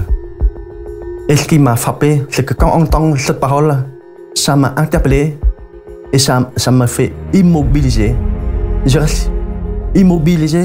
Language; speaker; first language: French; non-native, fluent; Khmer